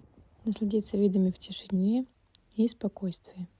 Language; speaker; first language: Russian; native; Russian